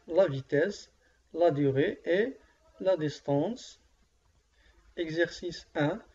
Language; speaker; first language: French; non-native, local second language; Arabic